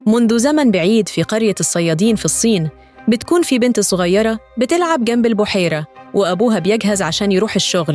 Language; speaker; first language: Arabic; native; Arabic